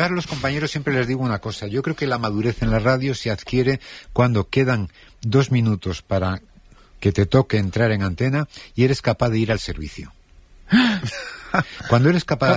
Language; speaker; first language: Spanish; native; Spanish